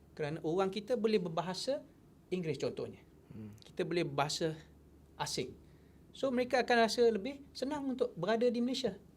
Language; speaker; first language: Malay; non-native, local second language; Chinese